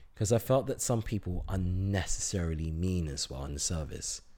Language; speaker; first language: English; native; English